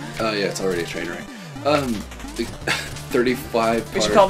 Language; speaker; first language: English; native; English